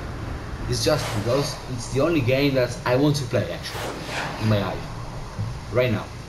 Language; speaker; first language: English; non-native, learner; Italian